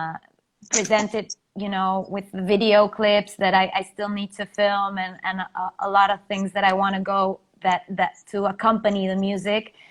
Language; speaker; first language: English; non-native, fluent; Spanish